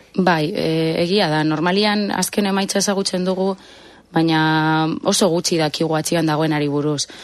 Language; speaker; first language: Basque; native; Basque